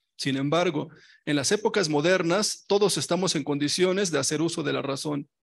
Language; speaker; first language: Spanish; native; Spanish